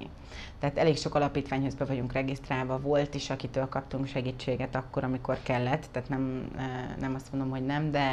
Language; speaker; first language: Hungarian; native; Hungarian